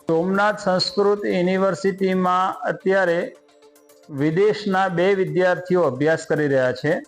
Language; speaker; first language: Hindi; non-native, local second language; Gujarati